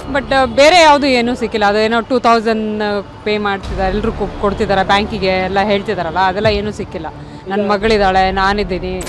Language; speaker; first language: Kannada; native; Kannada